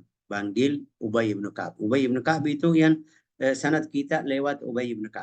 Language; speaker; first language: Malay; non-native, fluent; Arabic